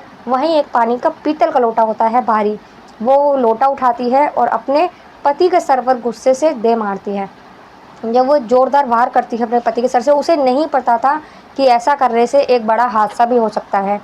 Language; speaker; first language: Hindi; native; Hindi